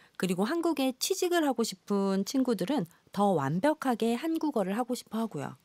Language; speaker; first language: Korean; native; Korean